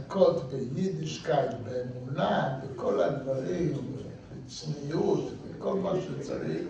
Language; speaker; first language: Hebrew; non-native, fluent; Yiddish